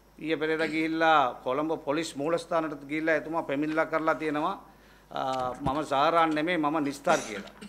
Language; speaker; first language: Sinhala; non-native, local second language; Tamil